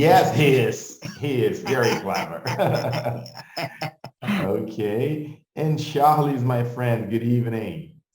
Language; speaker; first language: English; non-native, fluent; Portuguese